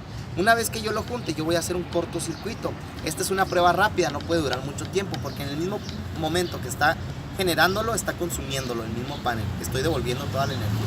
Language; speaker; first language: Spanish; native; Spanish